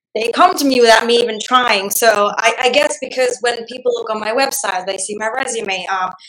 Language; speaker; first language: English; non-native, local second language; Gujarati